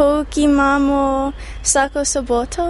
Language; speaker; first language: Slovenian; early bilingual, heritage; English